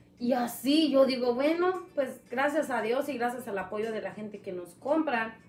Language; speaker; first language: Spanish; non-native, local second language; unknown